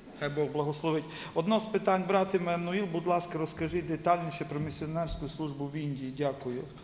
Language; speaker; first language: Ukrainian; native; Ukrainian